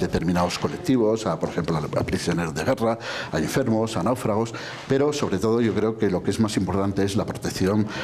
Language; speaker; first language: Spanish; native; Spanish